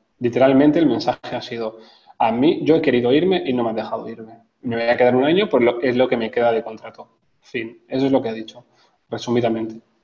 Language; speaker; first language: Spanish; native; Spanish